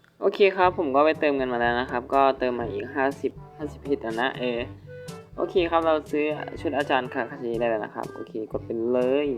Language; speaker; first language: Thai; native; Thai